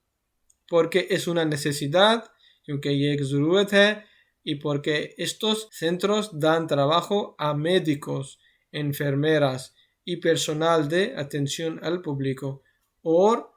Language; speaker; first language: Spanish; non-native, fluent; Urdu